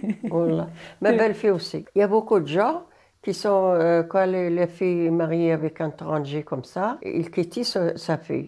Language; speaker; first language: French; non-native, learner; Arabic